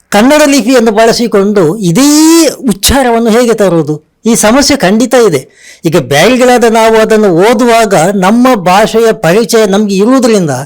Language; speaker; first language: Kannada; non-native, local second language; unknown